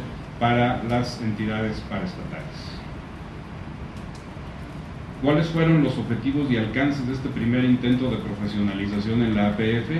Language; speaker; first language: Spanish; native; Spanish